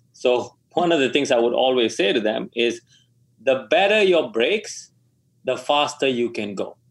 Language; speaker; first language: English; non-native, local second language; Tamil